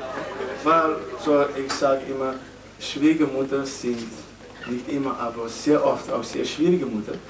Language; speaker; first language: German; non-native, learner; Dutch